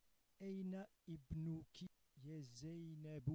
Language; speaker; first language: Arabic; non-native, learner; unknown